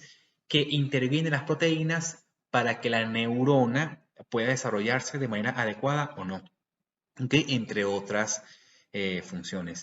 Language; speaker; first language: Spanish; native; Spanish